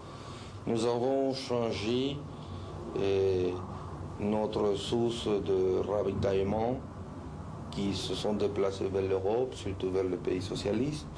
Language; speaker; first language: French; non-native, fluent; Spanish